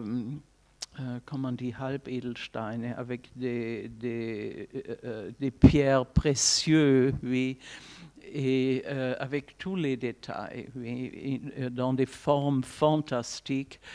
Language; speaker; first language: French; non-native, fluent; German